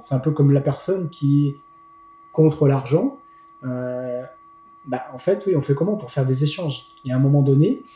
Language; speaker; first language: French; native; French